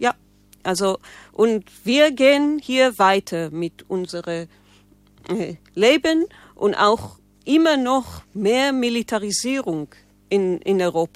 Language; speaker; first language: German; non-native, fluent; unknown